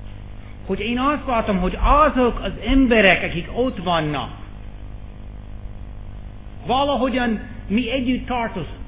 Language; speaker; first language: Hungarian; non-native, fluent; English